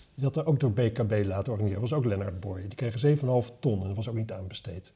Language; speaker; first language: Dutch; native; Dutch